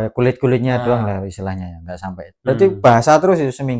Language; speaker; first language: Indonesian; native; Indonesian